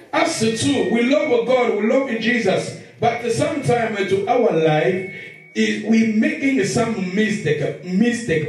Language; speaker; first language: English; non-native, learner; Lingala